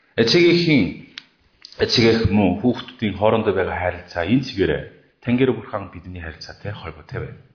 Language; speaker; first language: Mongolian; non-native, fluent; Korean